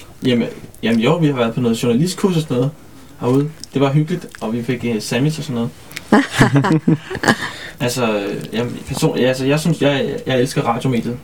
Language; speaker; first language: Danish; native; Danish